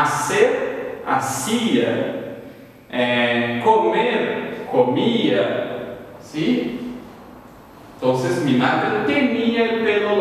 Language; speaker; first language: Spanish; non-native, fluent; Portuguese